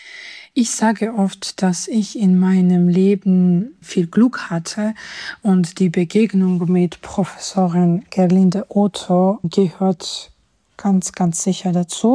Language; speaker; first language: German; non-native, fluent; Georgian